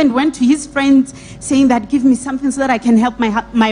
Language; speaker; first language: English; non-native, local second language; Northern Sotho